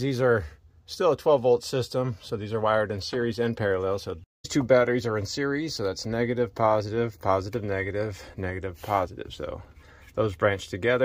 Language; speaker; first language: English; native; English